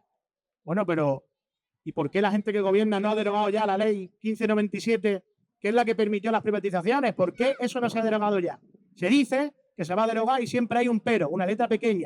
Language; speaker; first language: Spanish; native; Spanish